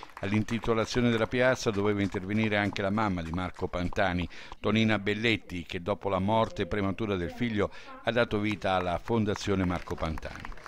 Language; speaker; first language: Italian; native; Italian